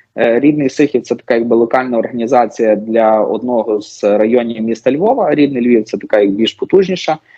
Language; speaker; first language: Ukrainian; native; Ukrainian